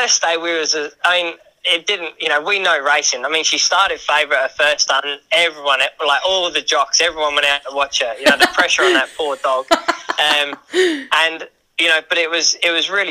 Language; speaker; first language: English; native; English